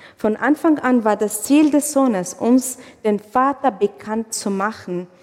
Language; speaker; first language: German; non-native, fluent; Arabic